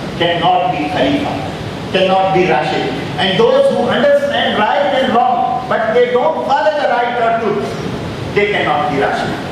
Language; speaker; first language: English; non-native, local second language; Urdu